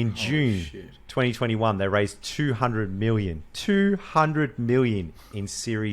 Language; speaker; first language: English; native; English